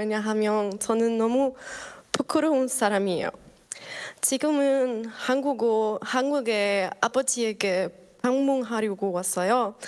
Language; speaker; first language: Korean; non-native, learner; Spanish